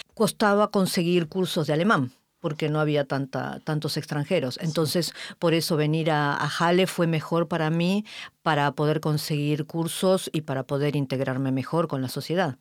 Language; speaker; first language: Spanish; native; Spanish